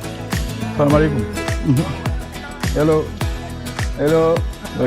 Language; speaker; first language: English; non-native, learner; French